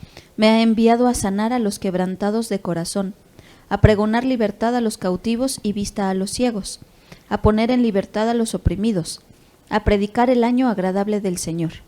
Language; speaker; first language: Spanish; native; Spanish